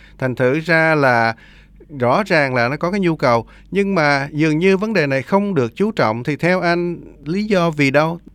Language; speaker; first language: Vietnamese; native; Vietnamese